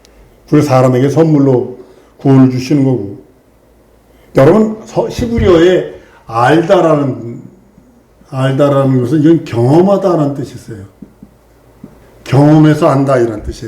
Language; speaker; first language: Korean; native; Korean